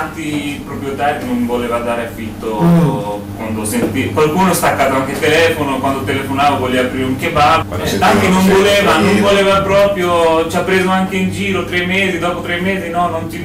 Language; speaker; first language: Italian; non-native, learner; Bangla